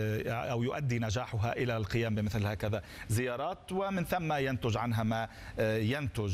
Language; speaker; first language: Arabic; native; Arabic